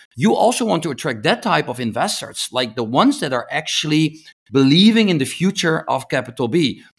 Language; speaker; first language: English; non-native, fluent; Dutch